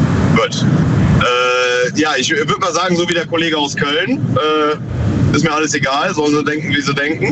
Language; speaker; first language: German; native; German